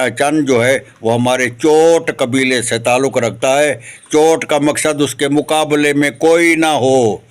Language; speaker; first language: Urdu; non-native, local second language; Sindhi